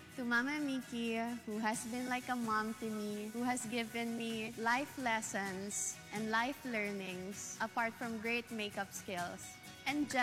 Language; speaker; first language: English; non-native, local second language; Filipino